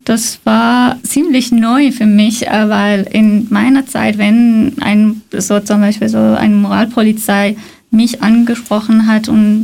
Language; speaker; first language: German; non-native, fluent; Persian